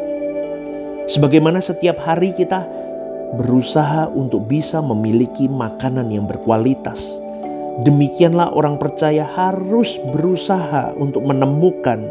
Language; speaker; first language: Indonesian; native; Indonesian